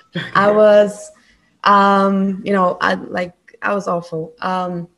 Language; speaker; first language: English; non-native, fluent; Bulgarian